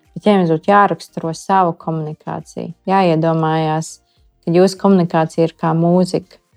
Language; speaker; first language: Latvian; native; Latvian